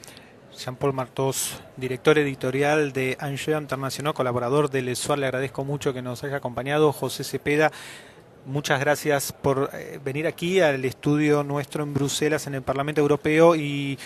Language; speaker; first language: Spanish; native; Spanish